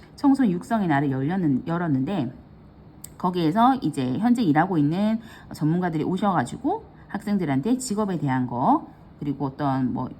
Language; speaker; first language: Korean; native; Korean